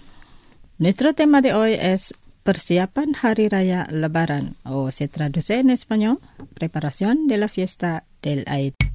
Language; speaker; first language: Spanish; non-native, local second language; Indonesian